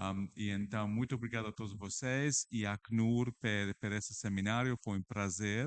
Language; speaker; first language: Portuguese; non-native, learner; English